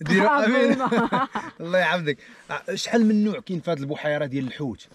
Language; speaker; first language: Arabic; native; Arabic